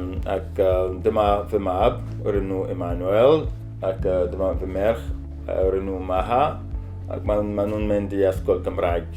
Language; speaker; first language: Welsh; non-native, fluent; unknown